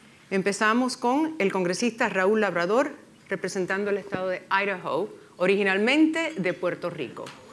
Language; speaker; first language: Spanish; early bilingual, heritage; Spanish